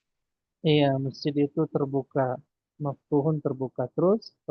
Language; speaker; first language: Indonesian; native; Indonesian